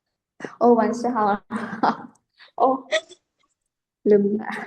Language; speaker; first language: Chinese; non-native, learner; Lao